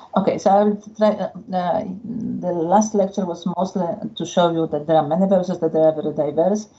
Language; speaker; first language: English; non-native, fluent; Polish